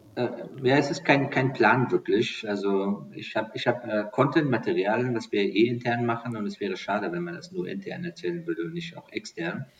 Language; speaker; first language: German; non-native, fluent; Persian